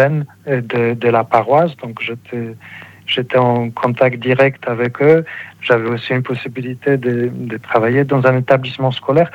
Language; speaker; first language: French; non-native, fluent; Polish